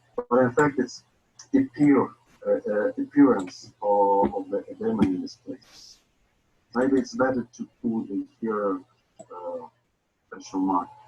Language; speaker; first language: English; non-native, fluent; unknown